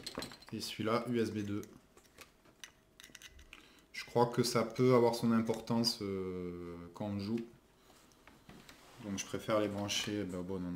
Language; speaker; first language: French; native; French